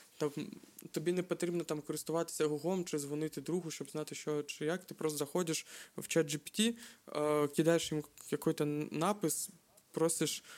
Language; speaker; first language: Ukrainian; non-native, local second language; Russian